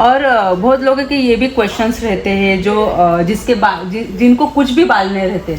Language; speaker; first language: Hindi; non-native, local second language; Marathi